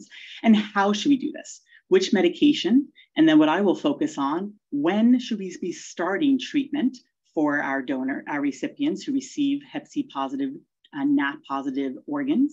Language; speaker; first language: English; native; English